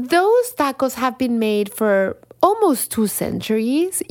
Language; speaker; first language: English; non-native, fluent; Spanish